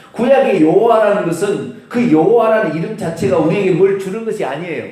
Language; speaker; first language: Korean; native; Korean